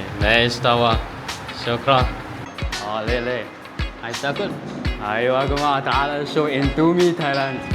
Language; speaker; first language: Arabic; non-native, fluent; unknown